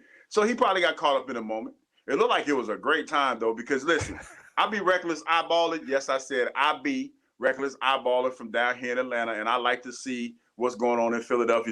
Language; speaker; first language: English; native; English